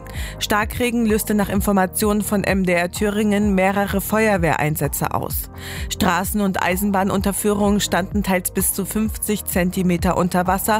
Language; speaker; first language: German; native; German